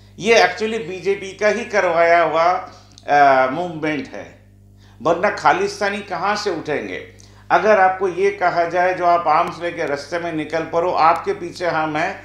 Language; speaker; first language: Hindi; non-native, local second language; Bangla